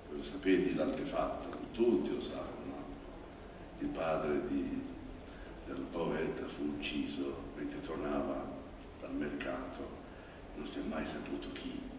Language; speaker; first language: Italian; non-native, local second language; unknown